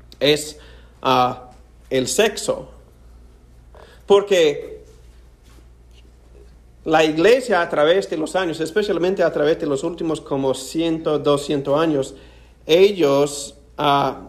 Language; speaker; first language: Spanish; non-native, fluent; English